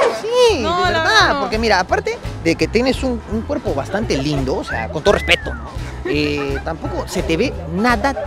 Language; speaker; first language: Spanish; native; Spanish